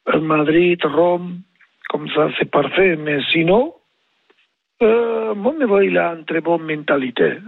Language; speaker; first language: French; non-native, learner; Spanish